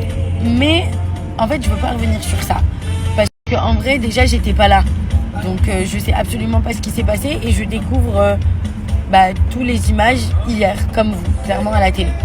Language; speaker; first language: French; native; French